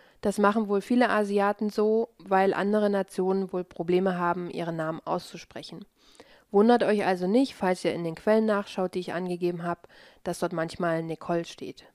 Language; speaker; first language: German; native; German